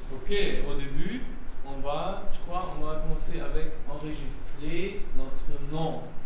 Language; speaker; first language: French; non-native, learner; German